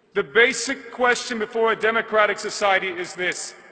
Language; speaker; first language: English; native; English